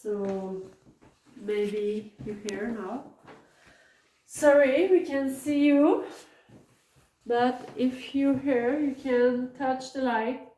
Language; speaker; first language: English; non-native, learner; French